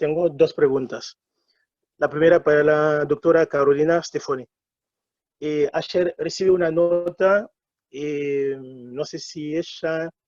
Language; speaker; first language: Spanish; non-native, fluent; Haitian Creole